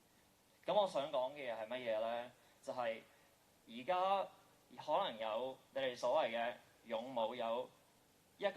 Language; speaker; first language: Cantonese; native; Cantonese